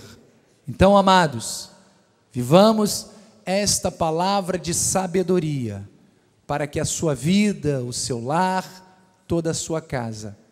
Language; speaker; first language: Portuguese; native; Portuguese